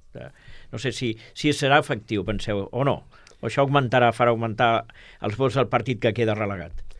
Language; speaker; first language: Catalan; native; Catalan